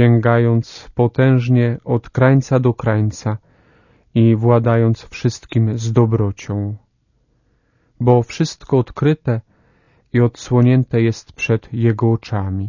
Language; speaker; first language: Polish; native; Polish